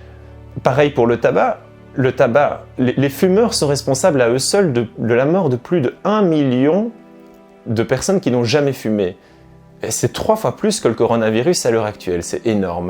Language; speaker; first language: French; native; French